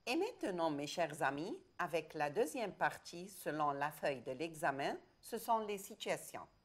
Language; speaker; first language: French; non-native, fluent; Arabic